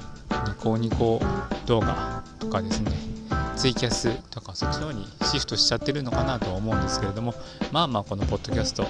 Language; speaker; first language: Japanese; native; Japanese